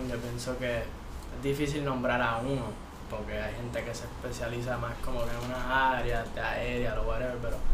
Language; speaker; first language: Spanish; native; Spanish